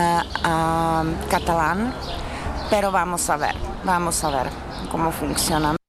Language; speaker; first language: Spanish; non-native, learner; Czech